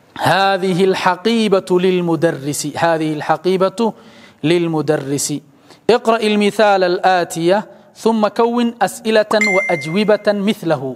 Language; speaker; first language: Arabic; non-native, fluent; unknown